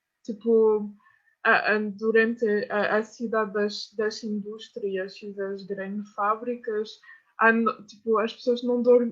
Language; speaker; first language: Portuguese; non-native, fluent; French